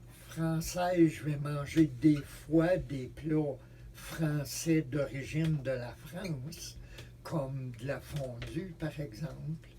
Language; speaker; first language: French; native; French